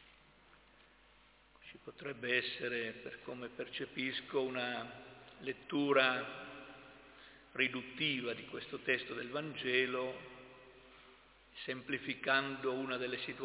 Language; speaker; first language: Italian; native; Italian